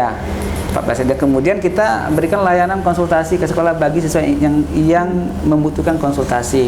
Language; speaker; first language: Indonesian; native; Indonesian